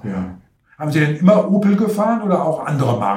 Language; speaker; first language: German; native; German